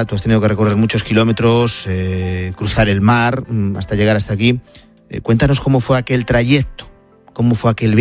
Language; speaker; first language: Spanish; native; Spanish